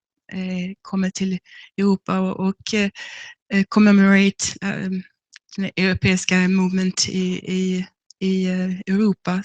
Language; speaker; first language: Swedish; non-native, fluent; English